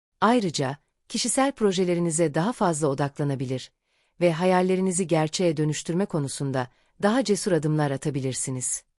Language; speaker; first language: Turkish; native; Turkish